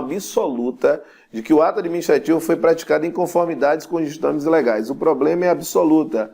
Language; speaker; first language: Portuguese; native; Portuguese